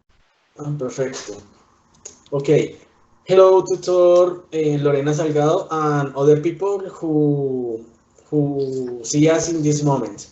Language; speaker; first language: English; non-native, learner; Spanish